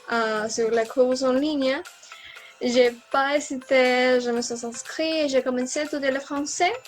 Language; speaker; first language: French; non-native, learner; Spanish